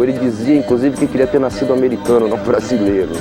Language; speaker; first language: Portuguese; native; Portuguese